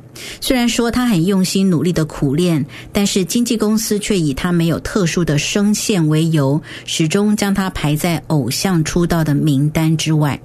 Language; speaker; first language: Chinese; native; Chinese